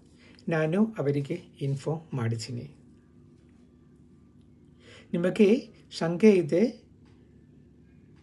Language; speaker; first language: Kannada; non-native, learner; Malayalam